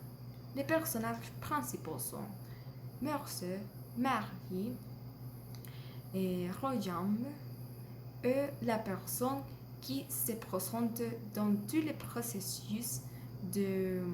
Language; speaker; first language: French; non-native, learner; Spanish